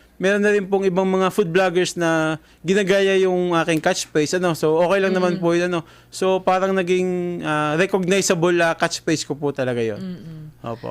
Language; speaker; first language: Filipino; native; Filipino